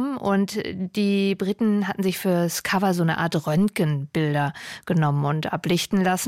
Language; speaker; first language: German; native; German